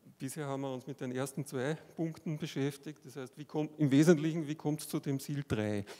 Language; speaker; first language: German; native; German